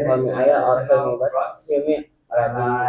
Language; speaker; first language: English; non-native, learner; Indonesian